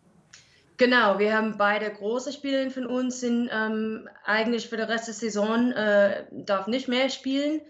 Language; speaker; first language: German; non-native, learner; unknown